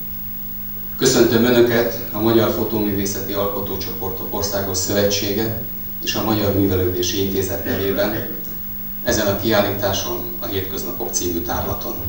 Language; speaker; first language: Hungarian; native; Hungarian